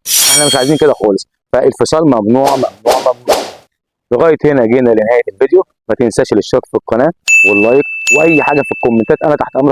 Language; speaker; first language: Arabic; native; Arabic